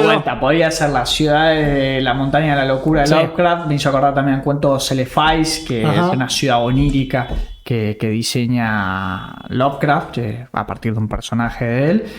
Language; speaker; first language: Spanish; native; Spanish